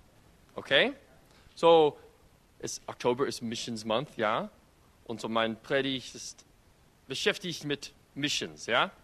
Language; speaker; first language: German; non-native, fluent; English